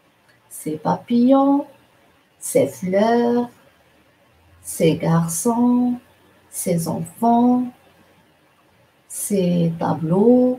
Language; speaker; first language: French; non-native, local second language; Arabic